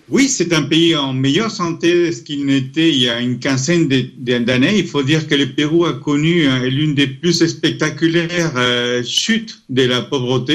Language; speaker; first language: French; non-native, fluent; Spanish